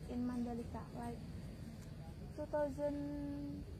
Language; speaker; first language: English; non-native, learner; Javanese